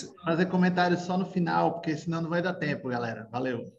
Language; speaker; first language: Portuguese; native; Portuguese